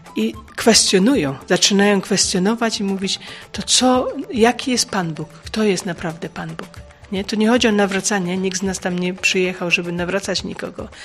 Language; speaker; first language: Polish; native; Polish